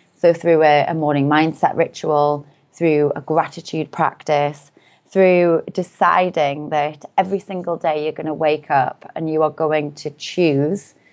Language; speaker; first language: English; native; English